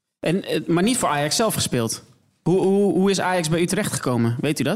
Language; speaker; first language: Dutch; native; Dutch